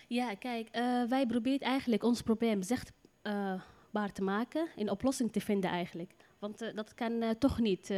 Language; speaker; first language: Dutch; non-native, learner; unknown